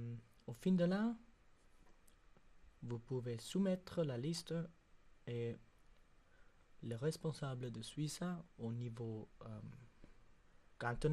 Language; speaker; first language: French; non-native, local second language; German